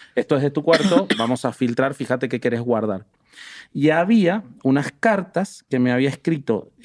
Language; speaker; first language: Spanish; native; Spanish